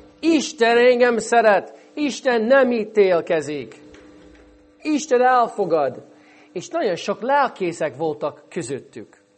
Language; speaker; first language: Hungarian; non-native, fluent; English